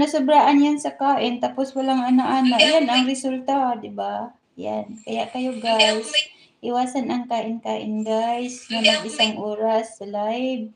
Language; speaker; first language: Filipino; non-native, local second language; Cebuano